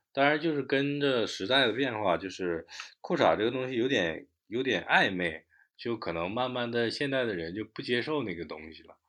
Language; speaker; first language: Chinese; native; Chinese